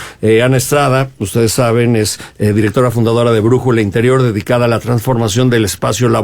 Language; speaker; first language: Spanish; native; Spanish